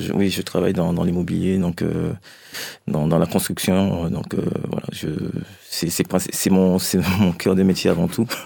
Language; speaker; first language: French; native; French